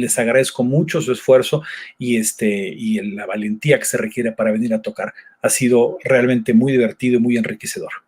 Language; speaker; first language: Spanish; native; Spanish